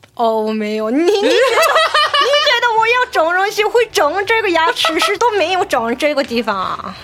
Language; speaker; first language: Chinese; non-native, fluent; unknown